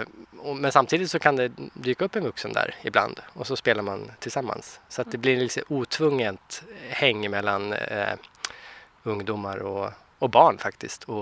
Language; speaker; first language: Swedish; native; Swedish